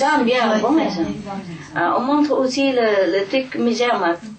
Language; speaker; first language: French; non-native, fluent; Vietnamese